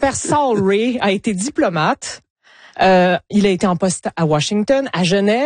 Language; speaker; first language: French; native; French